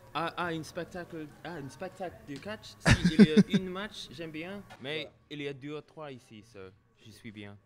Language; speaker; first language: French; non-native, learner; English